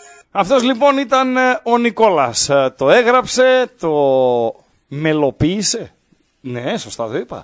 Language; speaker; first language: Greek; native; Greek